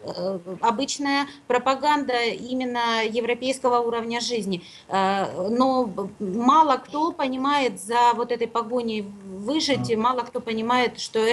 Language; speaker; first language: Russian; native; Russian